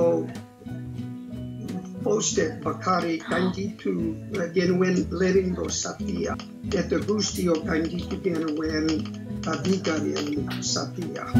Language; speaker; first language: Basque; non-native, fluent; English